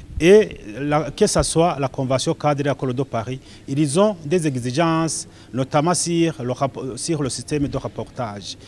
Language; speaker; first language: French; non-native, local second language; Rundi